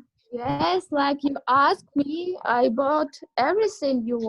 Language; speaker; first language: English; non-native, learner; Ukrainian